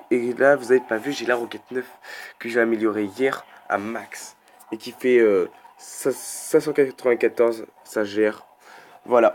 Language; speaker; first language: French; native; French